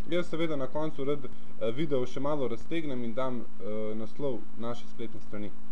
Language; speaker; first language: Slovenian; early bilingual, other home language; Bosnian